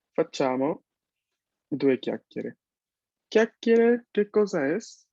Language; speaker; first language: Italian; non-native, fluent; Spanish